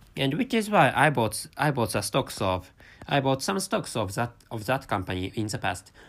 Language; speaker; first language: English; non-native, fluent; Japanese